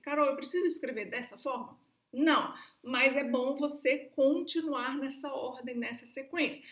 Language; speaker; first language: Portuguese; native; Portuguese